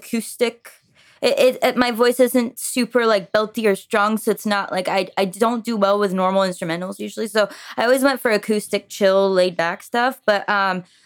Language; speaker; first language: English; early bilingual, other home language; French